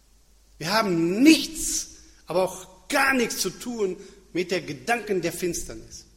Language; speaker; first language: German; non-native, fluent; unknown